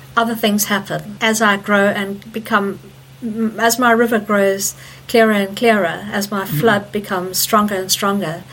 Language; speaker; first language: English; native; English